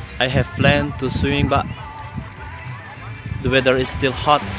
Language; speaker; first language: English; non-native, learner; Indonesian